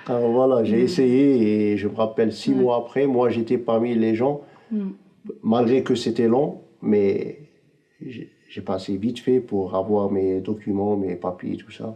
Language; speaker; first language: French; non-native, fluent; Arabic